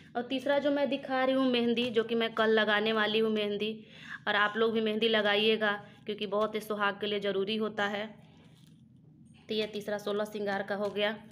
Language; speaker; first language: Hindi; native; Hindi